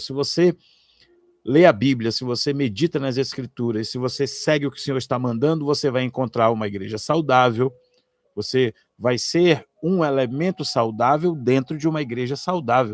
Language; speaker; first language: Portuguese; native; Portuguese